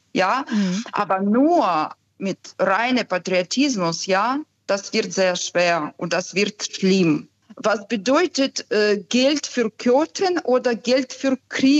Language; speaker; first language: German; non-native, fluent; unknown